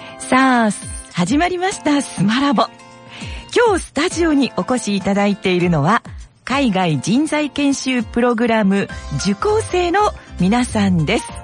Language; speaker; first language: Japanese; native; Japanese